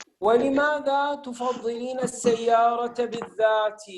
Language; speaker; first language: Arabic; non-native, fluent; Turkish